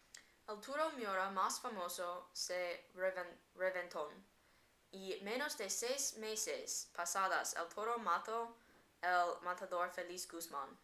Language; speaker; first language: Spanish; non-native, learner; English